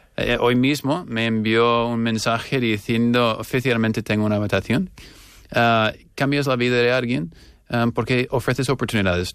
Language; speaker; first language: Spanish; non-native, fluent; English